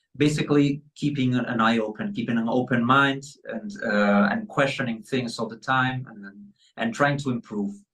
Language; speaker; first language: English; non-native, fluent; Spanish